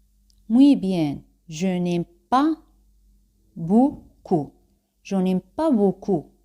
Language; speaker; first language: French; non-native, fluent; Spanish